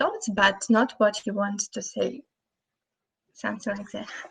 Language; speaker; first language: English; non-native, fluent; Russian